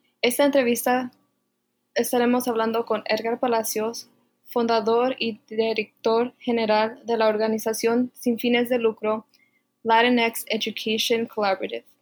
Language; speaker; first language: Spanish; early bilingual, heritage; Spanish